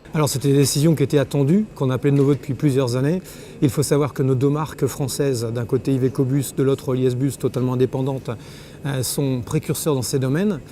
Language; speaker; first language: French; native; French